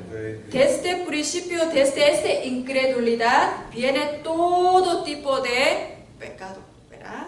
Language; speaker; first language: Spanish; non-native, learner; Korean